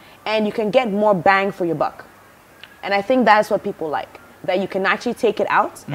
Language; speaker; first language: English; non-native, local second language; Akan